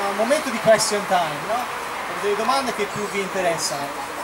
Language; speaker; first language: Italian; native; Italian